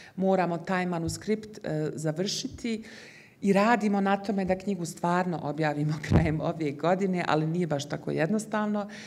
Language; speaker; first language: Bosnian; early bilingual, heritage; Bosnian